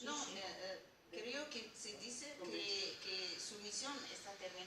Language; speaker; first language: Spanish; non-native, learner; Arabic